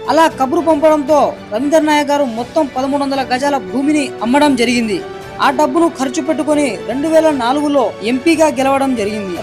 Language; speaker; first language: Telugu; non-native, local second language; Lambadi